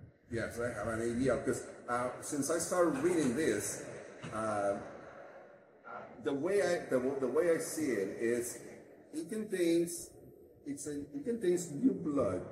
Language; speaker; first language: English; non-native, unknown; Spanish